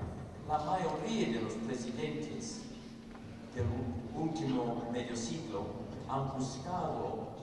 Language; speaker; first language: Spanish; non-native, fluent; English